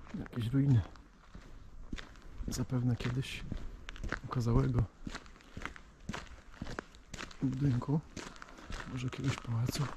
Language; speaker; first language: Polish; native; Polish